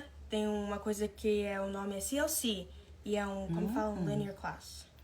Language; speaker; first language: Portuguese; early bilingual, heritage; Portuguese